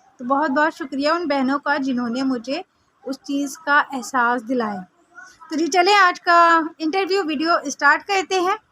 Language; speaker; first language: Hindi; native; Hindi